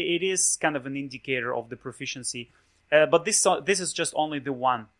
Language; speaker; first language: English; non-native, fluent; Russian